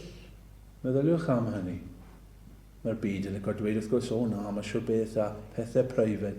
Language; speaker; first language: Welsh; native; Welsh